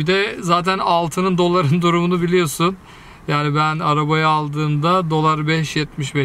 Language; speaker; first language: Turkish; native; Turkish